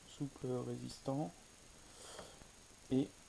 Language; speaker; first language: French; native; French